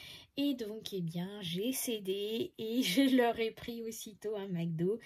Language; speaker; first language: French; native; French